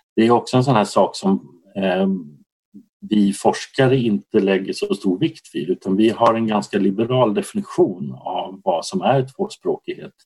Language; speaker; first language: Swedish; native; Swedish